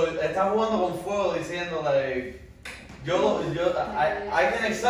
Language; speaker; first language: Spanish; early bilingual, heritage; Spanish